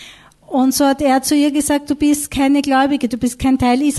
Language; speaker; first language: German; native; German